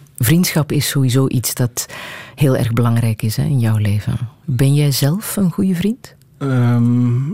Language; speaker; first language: Dutch; native; Dutch